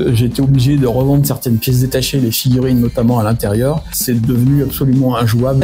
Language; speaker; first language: French; native; French